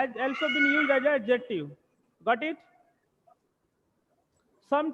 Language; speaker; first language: English; non-native, local second language; Hindi